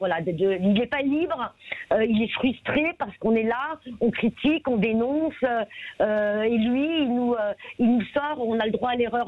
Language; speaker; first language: French; native; French